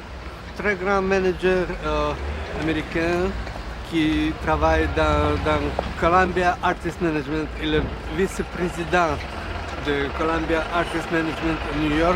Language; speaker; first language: French; non-native, learner; Russian